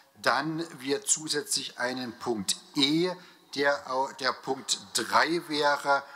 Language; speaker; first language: German; native; German